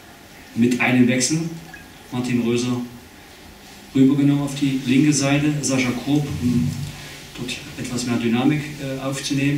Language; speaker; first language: German; native; German